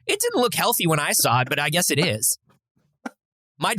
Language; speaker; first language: English; native; English